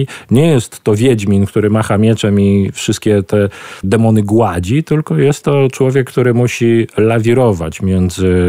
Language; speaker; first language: Polish; native; Polish